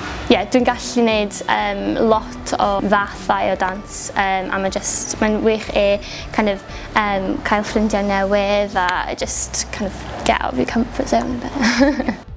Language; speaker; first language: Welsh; non-native, local second language; English